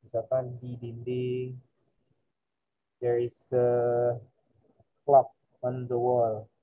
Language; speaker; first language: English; non-native, fluent; Indonesian